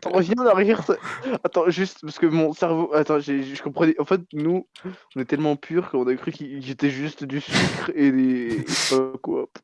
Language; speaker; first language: French; native; French